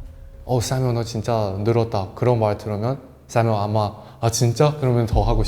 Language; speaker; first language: Korean; non-native, learner; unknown